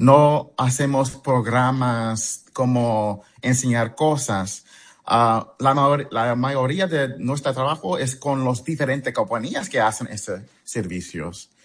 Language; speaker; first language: Spanish; early bilingual, heritage; English